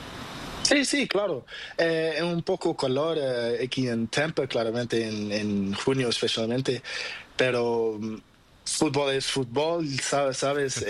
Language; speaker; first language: Spanish; non-native, learner; Portuguese